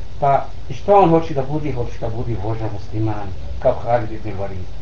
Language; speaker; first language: Bosnian; non-native, learner; Arabic